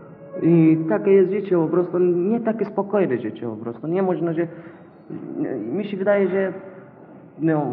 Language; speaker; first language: Polish; non-native, learner; Arabic